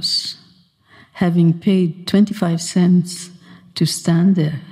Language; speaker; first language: English; native; English